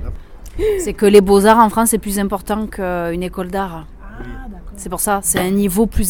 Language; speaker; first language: French; native; French